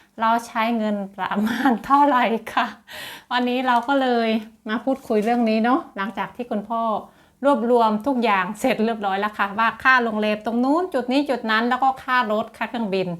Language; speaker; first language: Thai; native; Thai